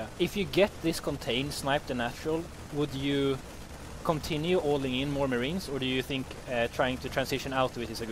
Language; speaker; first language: English; non-native, fluent; Swedish